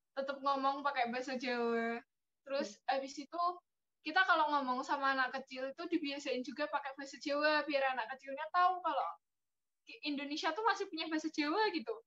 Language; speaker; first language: Indonesian; non-native, local second language; Javanese